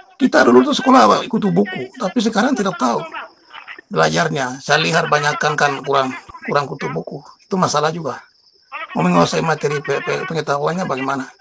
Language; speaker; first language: Indonesian; non-native, local second language; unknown